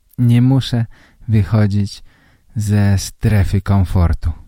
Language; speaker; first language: Polish; native; Polish